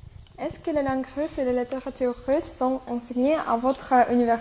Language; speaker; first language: French; non-native, fluent; Russian